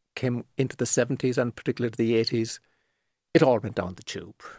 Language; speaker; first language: English; native; English